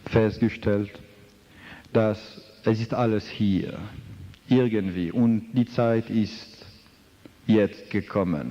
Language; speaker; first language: German; non-native, fluent; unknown